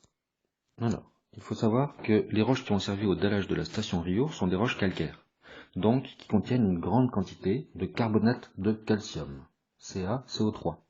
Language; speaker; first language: French; native; French